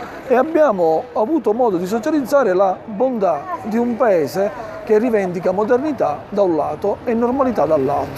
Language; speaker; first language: Italian; native; Italian